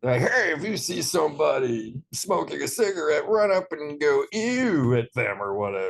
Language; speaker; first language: English; native; English